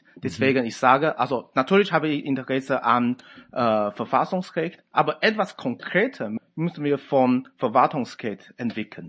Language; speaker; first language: German; non-native, fluent; Chinese